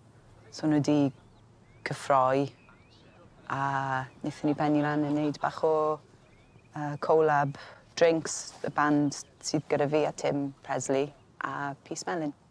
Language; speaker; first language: Welsh; native; Welsh